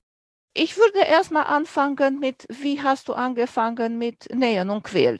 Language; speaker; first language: German; non-native, fluent; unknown